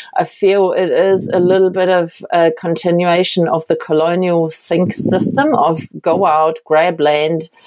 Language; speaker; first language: English; non-native, fluent; German